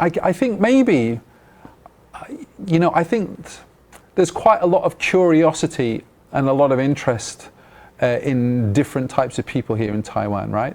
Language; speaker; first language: English; non-native, learner; Vietnamese